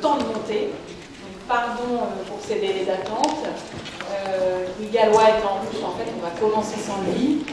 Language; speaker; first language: French; native; French